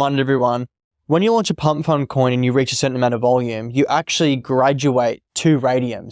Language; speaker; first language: English; native; English